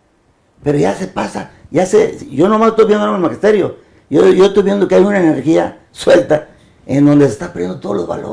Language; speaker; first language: Spanish; native; Spanish